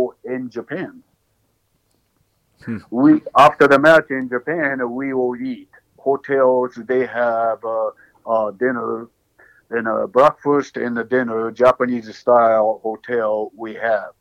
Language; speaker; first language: English; non-native, learner; Japanese